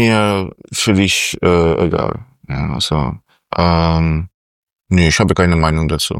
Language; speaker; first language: German; non-native, fluent; Polish